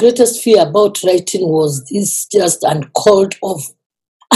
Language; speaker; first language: English; non-native, local second language; Kikuyu